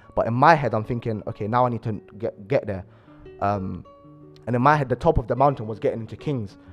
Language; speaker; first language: English; native; English